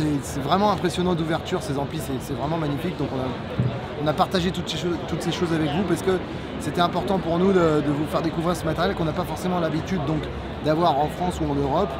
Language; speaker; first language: French; native; French